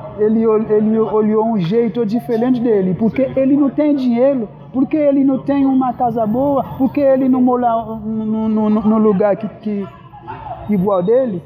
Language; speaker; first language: Portuguese; non-native, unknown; Haitian Creole